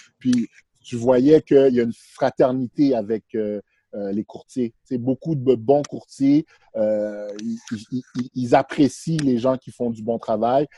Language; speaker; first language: French; early bilingual, other home language; Haitian Creole